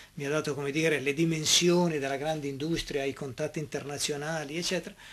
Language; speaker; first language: Italian; native; Italian